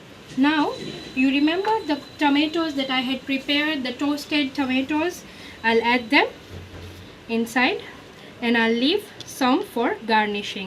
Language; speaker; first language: English; non-native, local second language; Gujarati